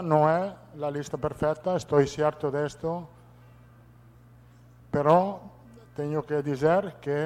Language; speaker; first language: Portuguese; non-native, fluent; Italian